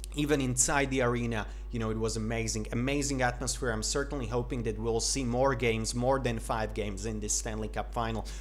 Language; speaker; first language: English; non-native, fluent; Slovak